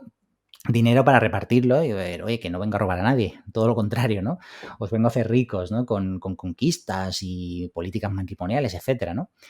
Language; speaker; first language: Spanish; native; Spanish